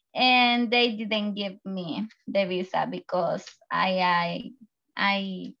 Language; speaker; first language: English; non-native, learner; Spanish